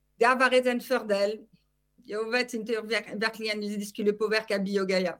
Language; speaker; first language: Swedish; non-native, fluent; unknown